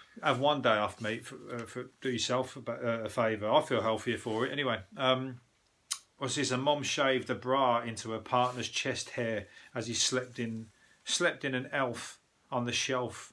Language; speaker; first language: English; native; English